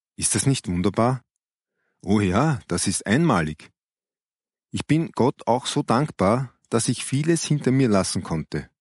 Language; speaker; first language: German; native; German